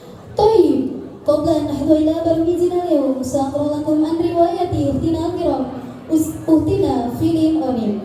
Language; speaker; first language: Arabic; non-native, learner; Indonesian